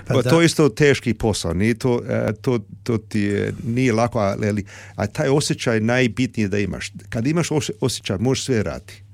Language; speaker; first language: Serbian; early bilingual, heritage; Serbian